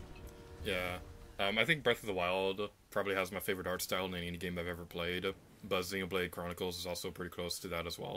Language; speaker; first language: English; native; English